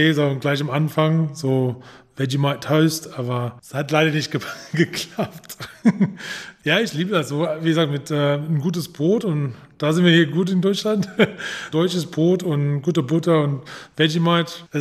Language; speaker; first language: German; non-native, fluent; English